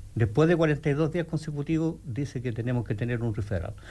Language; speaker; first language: Spanish; native; Spanish